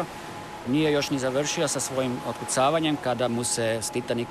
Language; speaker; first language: Serbian; native; Serbian